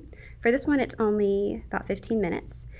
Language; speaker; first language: English; native; English